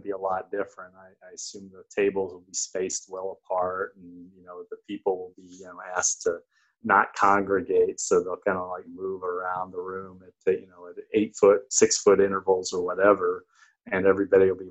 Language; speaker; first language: English; native; English